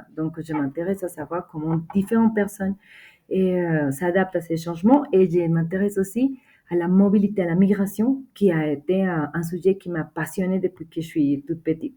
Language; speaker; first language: French; non-native, fluent; Spanish